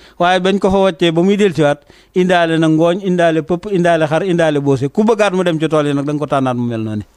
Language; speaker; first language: Wolof; native; Wolof